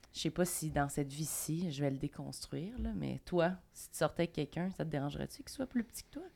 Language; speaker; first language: French; native; French